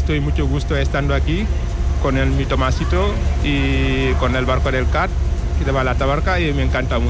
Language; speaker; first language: Spanish; non-native, learner; Wolof